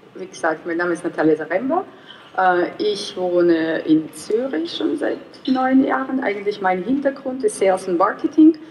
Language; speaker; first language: German; non-native, fluent; Russian